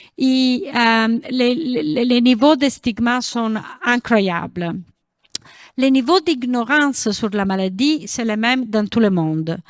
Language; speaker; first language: French; non-native, learner; Italian